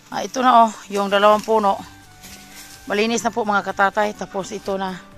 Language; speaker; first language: Filipino; non-native, local second language; Cebuano